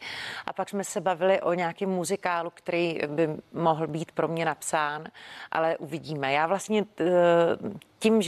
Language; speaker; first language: Czech; native; Czech